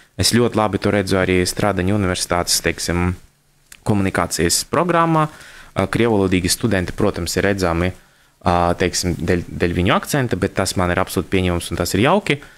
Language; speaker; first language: Latvian; non-native, local second language; Russian